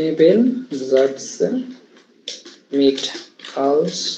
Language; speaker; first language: German; non-native, fluent; Bangla